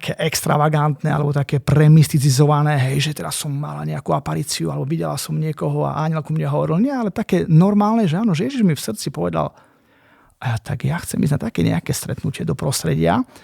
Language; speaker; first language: Slovak; native; Slovak